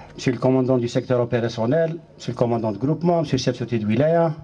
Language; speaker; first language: French; non-native, local second language; Arabic